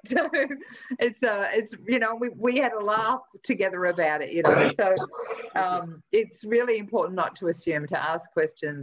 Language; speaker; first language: English; native; English